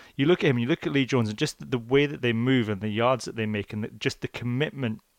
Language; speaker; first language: English; native; English